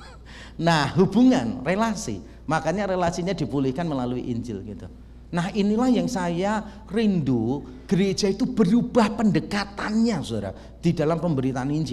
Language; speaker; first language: Indonesian; native; Indonesian